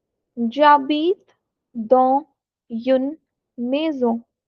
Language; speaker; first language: French; non-native, fluent; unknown